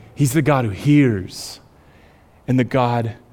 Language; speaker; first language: English; native; English